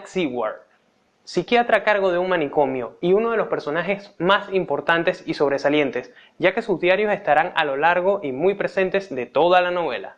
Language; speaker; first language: Spanish; native; Spanish